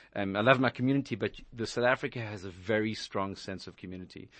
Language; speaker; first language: English; native; English